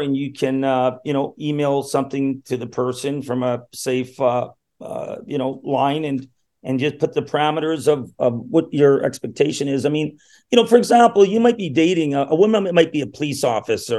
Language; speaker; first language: English; native; English